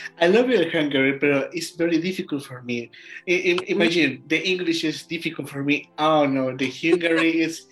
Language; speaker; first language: English; non-native, learner; Spanish